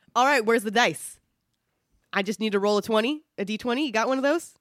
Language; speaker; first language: English; native; English